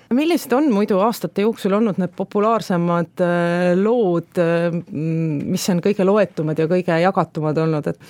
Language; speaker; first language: Estonian; native; Estonian